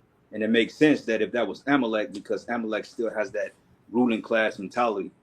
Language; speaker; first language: English; native; English